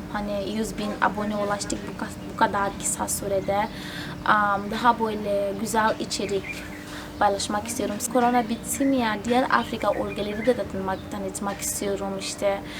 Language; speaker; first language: Turkish; non-native, fluent; Portuguese